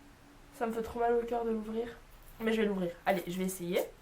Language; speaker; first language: French; native; French